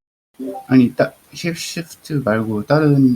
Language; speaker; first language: Korean; early bilingual, heritage; Korean